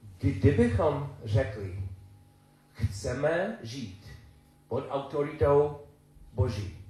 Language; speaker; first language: Czech; non-native, learner; English